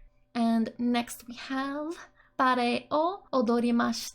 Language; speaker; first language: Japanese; non-native, fluent; English